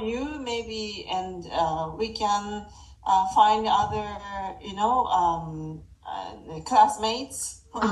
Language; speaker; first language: English; non-native, fluent; Japanese